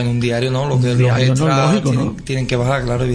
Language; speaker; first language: Spanish; native; Spanish